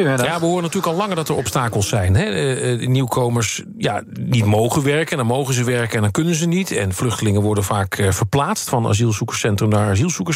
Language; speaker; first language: Dutch; native; Dutch